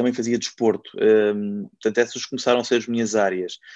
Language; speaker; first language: Portuguese; native; Portuguese